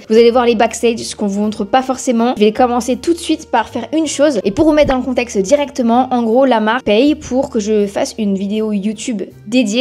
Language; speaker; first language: French; native; French